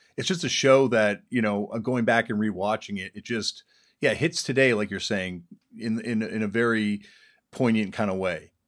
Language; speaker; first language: English; native; English